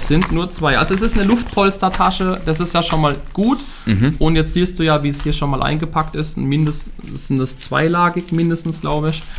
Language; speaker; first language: German; native; German